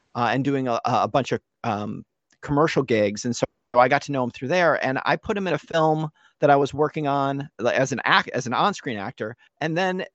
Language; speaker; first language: English; native; English